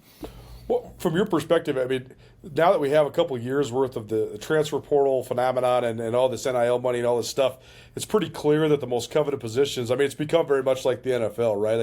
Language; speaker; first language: English; native; English